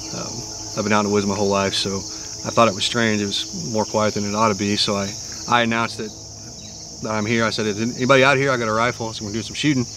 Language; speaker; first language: English; native; English